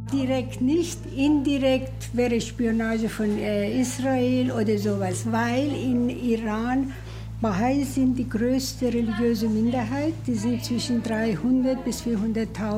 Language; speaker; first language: German; early bilingual, other home language; Persian